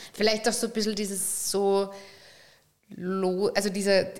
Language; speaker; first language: German; native; German